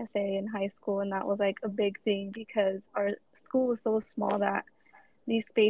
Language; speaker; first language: English; native; English